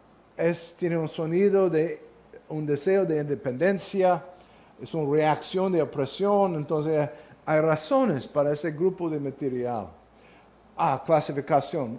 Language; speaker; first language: Spanish; non-native, learner; English